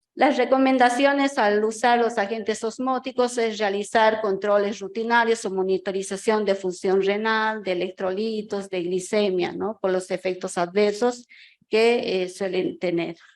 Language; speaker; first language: Spanish; native; Spanish